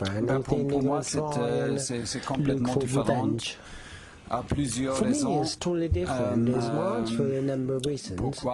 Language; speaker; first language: French; non-native, fluent; German